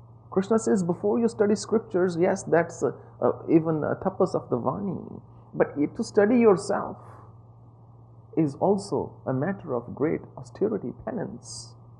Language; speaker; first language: English; non-native, local second language; Punjabi